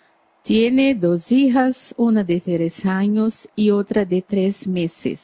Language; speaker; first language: Spanish; non-native, learner; Portuguese